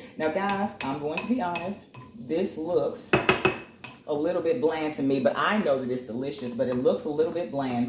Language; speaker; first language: English; native; English